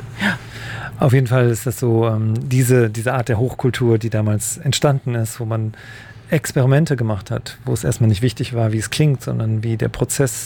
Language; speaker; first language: German; native; German